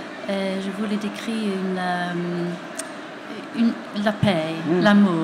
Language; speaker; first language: French; non-native, fluent; English